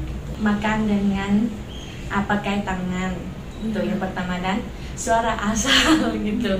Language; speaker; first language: Indonesian; non-native, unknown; Thai